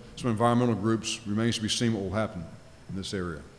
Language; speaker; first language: English; native; English